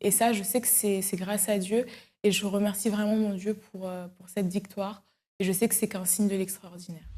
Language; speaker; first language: French; early bilingual, other home language; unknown